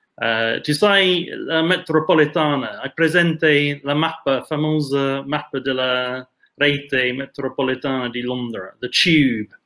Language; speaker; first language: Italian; non-native, fluent; English